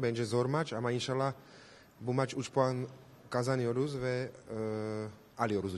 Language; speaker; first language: Turkish; non-native, learner; Slovak